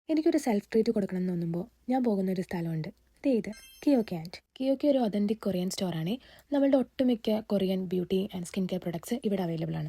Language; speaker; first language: Malayalam; native; Malayalam